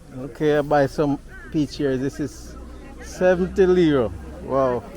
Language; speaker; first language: English; non-native, learner; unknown